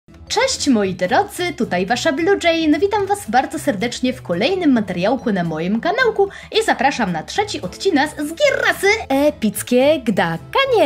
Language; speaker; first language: Polish; native; Polish